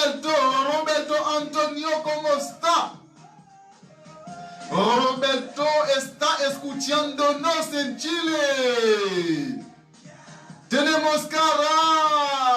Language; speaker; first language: Spanish; non-native, learner; Haitian Creole